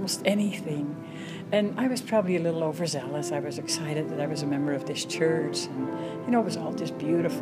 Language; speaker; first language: English; non-native, fluent; Dutch